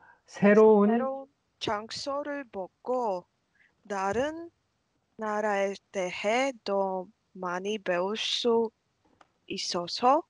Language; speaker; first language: Korean; non-native, learner; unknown